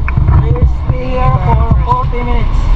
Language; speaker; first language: English; non-native, local second language; Filipino